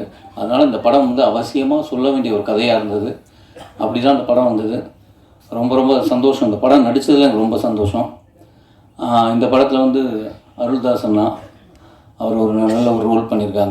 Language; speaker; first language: Tamil; native; Tamil